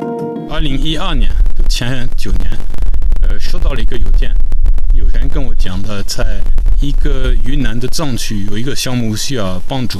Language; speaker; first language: Chinese; non-native, fluent; French